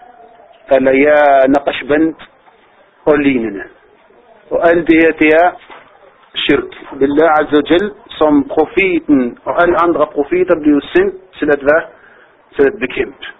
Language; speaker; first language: Danish; non-native, fluent; Arabic